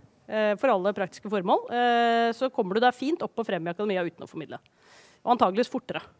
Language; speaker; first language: Norwegian; native; Norwegian